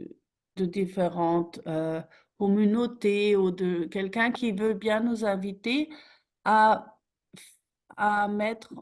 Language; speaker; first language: French; non-native, fluent; German